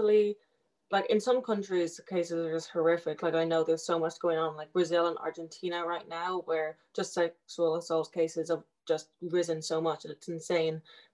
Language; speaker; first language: English; native; English